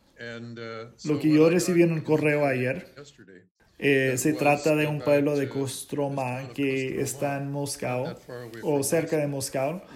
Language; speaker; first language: Spanish; non-native, fluent; English